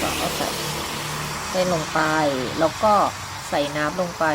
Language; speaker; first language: Thai; native; Thai